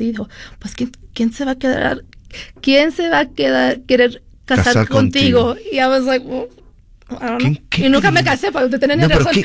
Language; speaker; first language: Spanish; early bilingual, heritage; Spanish